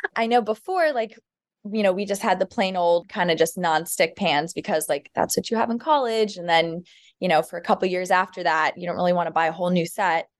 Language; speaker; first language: English; native; English